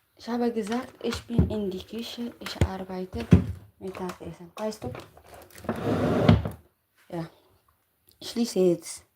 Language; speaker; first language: German; non-native, learner; Tigrinya